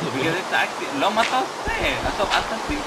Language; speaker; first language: Hebrew; native; Hebrew